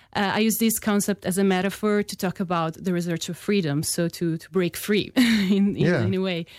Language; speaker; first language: English; non-native, fluent; Italian